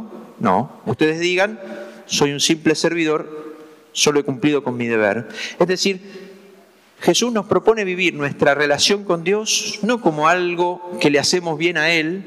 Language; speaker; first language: Spanish; native; Spanish